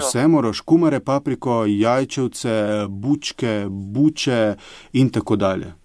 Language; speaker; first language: Slovenian; early bilingual, other home language; Bosnian